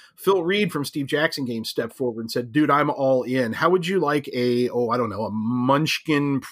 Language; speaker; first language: English; native; English